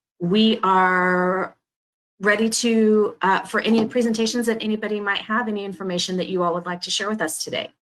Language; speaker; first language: English; native; English